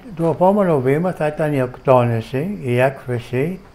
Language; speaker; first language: Greek; non-native, fluent; English